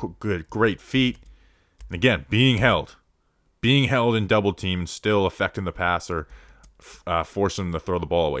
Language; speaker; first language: English; native; English